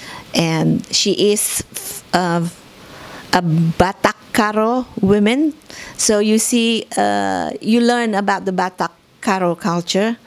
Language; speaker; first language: English; non-native, fluent; Indonesian